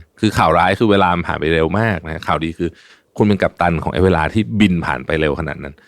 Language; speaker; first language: Thai; native; Thai